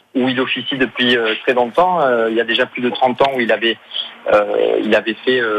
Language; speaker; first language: French; native; French